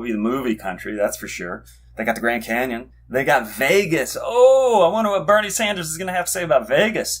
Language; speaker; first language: English; native; English